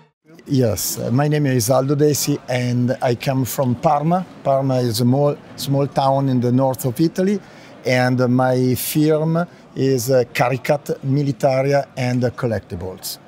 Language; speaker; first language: English; non-native, learner; Italian